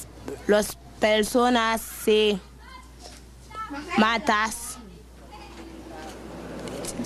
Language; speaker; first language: Spanish; non-native, learner; Haitian Creole